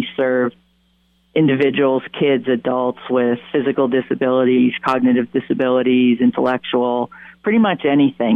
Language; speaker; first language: English; native; English